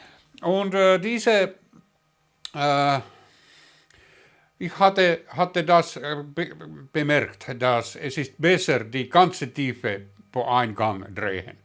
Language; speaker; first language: German; non-native, learner; Finnish